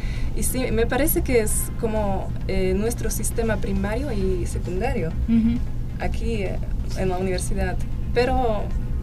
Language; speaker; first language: Spanish; non-native, fluent; Slovak